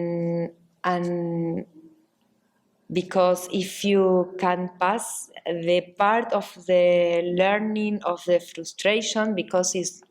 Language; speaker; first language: English; non-native, learner; Spanish